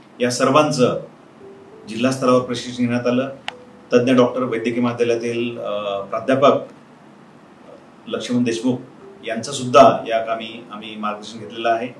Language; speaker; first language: Marathi; native; Marathi